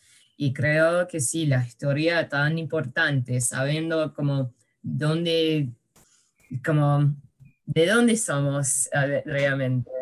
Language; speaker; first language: Spanish; early bilingual, heritage; English